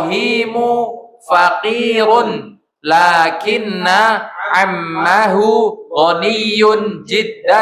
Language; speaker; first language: Arabic; non-native, learner; Indonesian